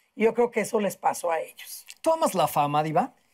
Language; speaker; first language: Spanish; native; Spanish